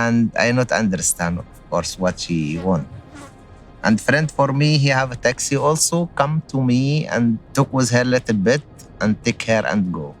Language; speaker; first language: English; non-native, learner; Arabic